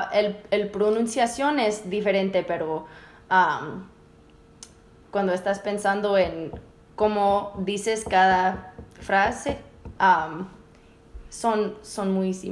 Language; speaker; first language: Spanish; early bilingual, heritage; Spanish